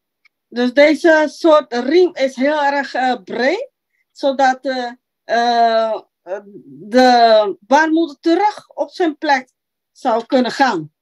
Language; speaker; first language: Dutch; non-native, local second language; Papiamento